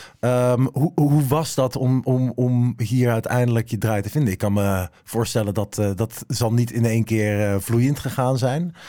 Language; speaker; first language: Dutch; native; Dutch